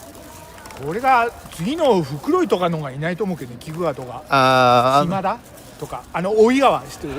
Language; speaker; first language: Japanese; native; Japanese